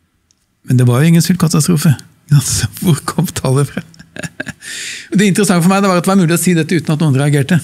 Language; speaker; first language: Norwegian; native; Norwegian